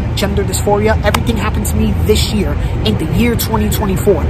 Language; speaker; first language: English; native; English